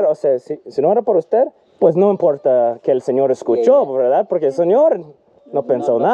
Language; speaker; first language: Spanish; non-native, fluent; English